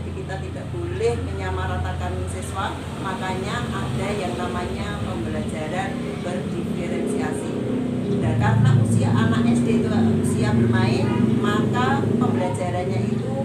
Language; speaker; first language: Indonesian; native; Indonesian